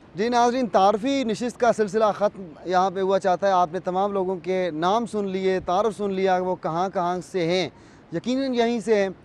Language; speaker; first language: Urdu; non-native, local second language; Pahari-Potwari